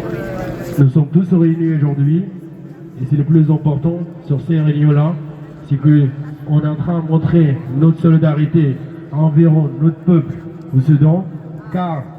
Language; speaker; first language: French; non-native, fluent; Arabic